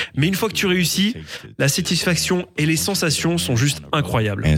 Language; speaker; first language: French; non-native, fluent; English